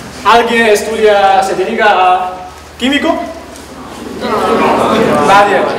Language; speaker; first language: Spanish; non-native, learner; Chinese